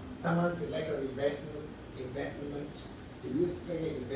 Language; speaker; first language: English; non-native, learner; Chinese